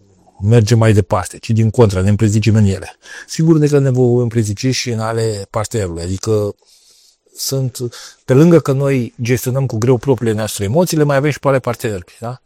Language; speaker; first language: Romanian; native; Romanian